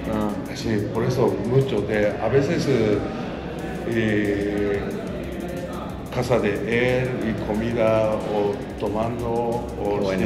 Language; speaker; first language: Spanish; non-native, learner; Japanese